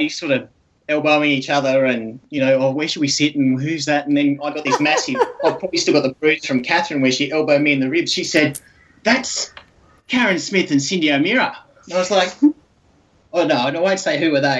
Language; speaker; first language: English; native; English